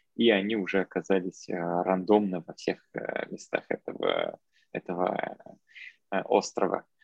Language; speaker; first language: Russian; non-native, local second language; Armenian